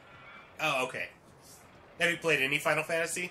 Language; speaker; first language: English; native; English